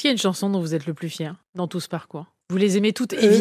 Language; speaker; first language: French; native; French